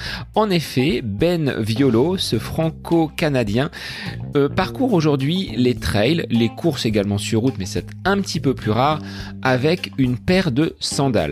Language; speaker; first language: French; native; French